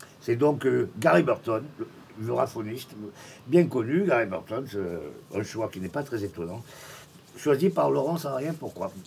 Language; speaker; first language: French; native; French